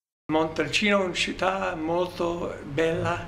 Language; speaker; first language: Italian; early bilingual, heritage; English